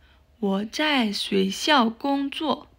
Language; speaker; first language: Chinese; non-native, fluent; Indonesian